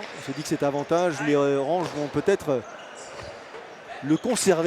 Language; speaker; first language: French; native; French